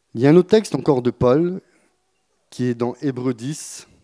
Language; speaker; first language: French; native; French